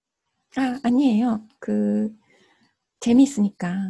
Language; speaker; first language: Korean; non-native, fluent; Japanese